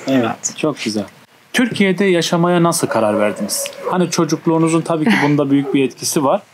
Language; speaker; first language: Turkish; native; Turkish